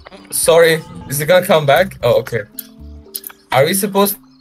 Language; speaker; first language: English; non-native, fluent; Turkish